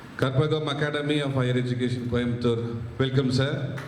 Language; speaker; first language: English; non-native, local second language; Tamil